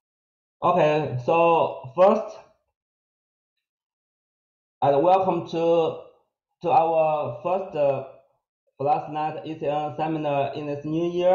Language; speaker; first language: English; non-native, fluent; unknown